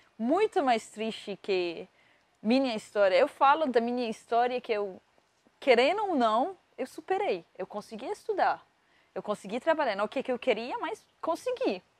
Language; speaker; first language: Portuguese; non-native, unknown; Arabic